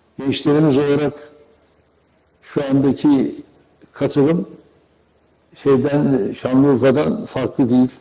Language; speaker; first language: Turkish; native; Turkish